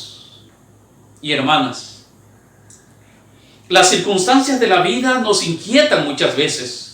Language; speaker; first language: Spanish; native; Spanish